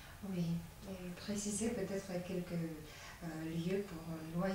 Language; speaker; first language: French; non-native, learner; Latvian